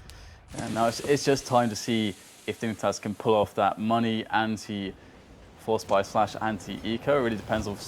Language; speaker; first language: English; native; English